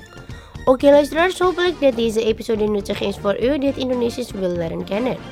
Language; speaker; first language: Dutch; non-native, fluent; Indonesian